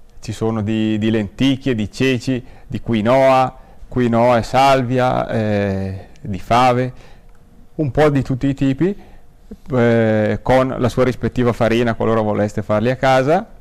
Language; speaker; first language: Italian; native; Italian